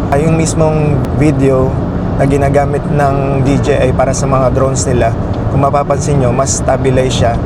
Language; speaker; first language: Filipino; native; Filipino